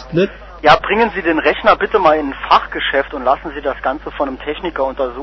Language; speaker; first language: German; native; German